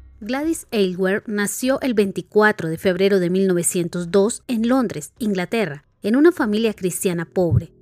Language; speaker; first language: Spanish; native; Spanish